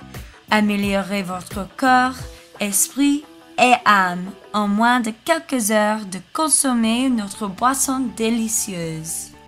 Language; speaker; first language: French; non-native, learner; English